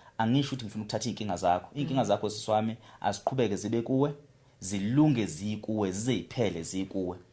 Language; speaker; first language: Zulu; native; Zulu